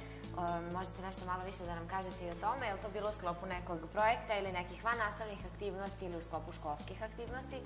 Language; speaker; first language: Serbian; native; Serbian